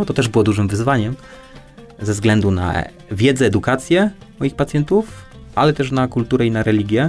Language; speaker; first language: Polish; native; Polish